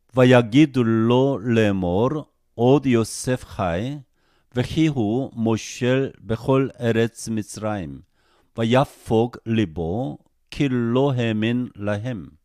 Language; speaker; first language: Hebrew; non-native, fluent; Korean